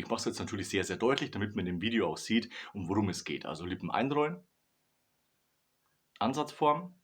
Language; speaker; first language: German; native; German